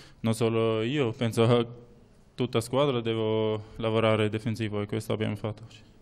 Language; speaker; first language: Italian; non-native, learner; Albanian